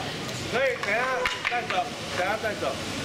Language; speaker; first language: Chinese; native; Chinese